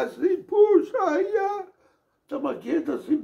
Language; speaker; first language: Hebrew; non-native, fluent; English